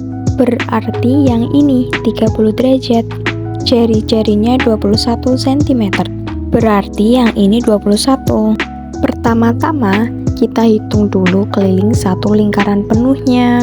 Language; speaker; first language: Indonesian; native; Indonesian